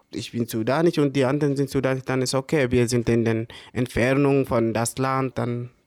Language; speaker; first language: German; early bilingual, other home language; Arabic